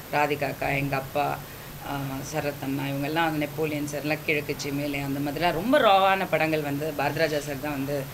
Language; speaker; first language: Tamil; native; Tamil